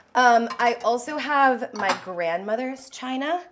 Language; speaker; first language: English; native; English